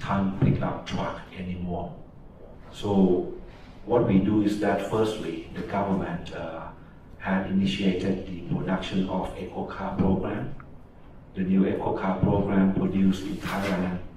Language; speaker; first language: English; non-native, fluent; Thai